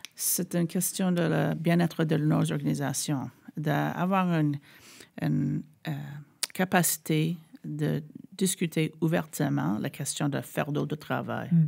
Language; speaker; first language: French; non-native, fluent; English